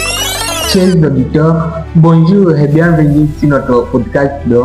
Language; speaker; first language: French; non-native, learner; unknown